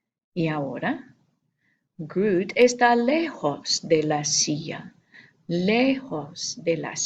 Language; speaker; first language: Spanish; non-native, fluent; English